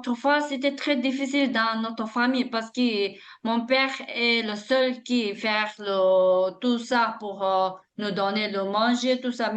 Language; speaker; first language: French; non-native, learner; Tibetan